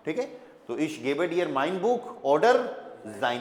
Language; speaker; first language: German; non-native, fluent; Hindi